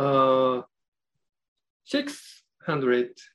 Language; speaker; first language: English; non-native, learner; Japanese